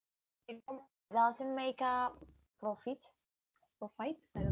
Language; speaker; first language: English; non-native, learner; Spanish